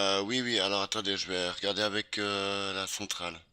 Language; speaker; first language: French; native; French